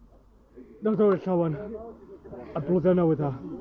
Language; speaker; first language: Welsh; non-native, learner; English